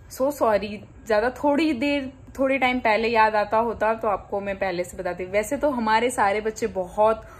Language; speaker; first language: Hindi; non-native, local second language; Gujarati